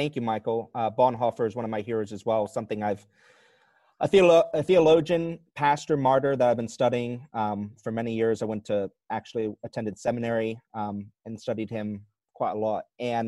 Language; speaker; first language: English; native; English